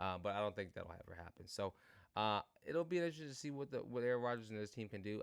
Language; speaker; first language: English; native; English